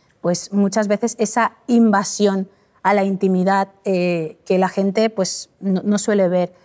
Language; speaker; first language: Spanish; early bilingual, other home language; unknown